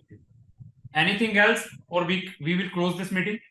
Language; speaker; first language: English; non-native, local second language; Hindi